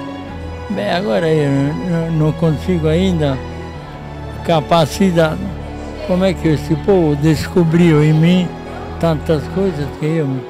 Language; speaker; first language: Portuguese; non-native, fluent; Italian